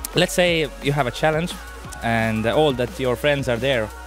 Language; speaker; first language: English; non-native, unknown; Estonian